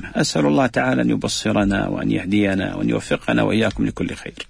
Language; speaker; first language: Arabic; native; Arabic